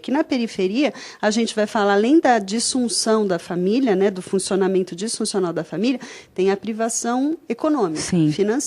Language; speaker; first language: Portuguese; native; Portuguese